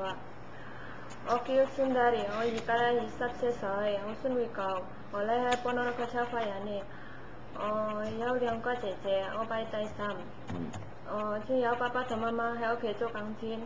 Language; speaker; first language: Cantonese; non-native, learner; Indonesian